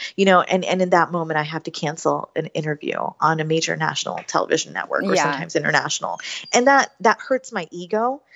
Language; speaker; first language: English; native; English